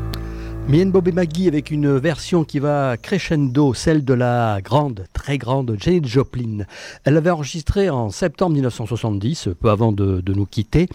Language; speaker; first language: French; native; French